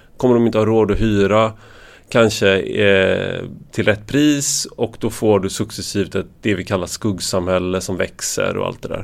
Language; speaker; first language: Swedish; native; Swedish